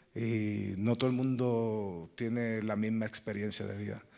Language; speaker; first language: Spanish; native; Spanish